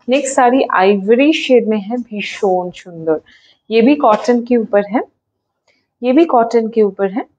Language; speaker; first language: Hindi; non-native, local second language; Bangla